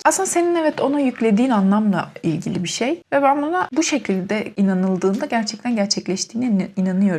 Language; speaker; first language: Turkish; native; Turkish